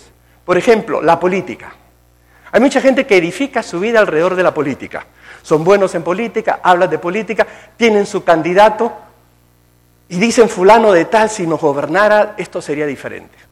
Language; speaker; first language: Spanish; native; Spanish